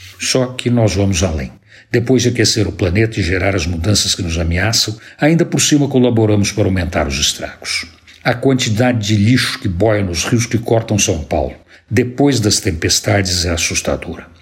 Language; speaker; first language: Portuguese; native; Portuguese